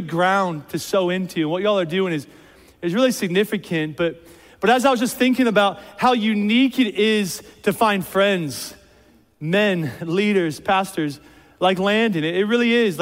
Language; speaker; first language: English; native; English